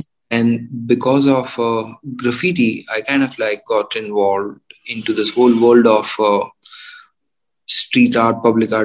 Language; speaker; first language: English; non-native, local second language; Gujarati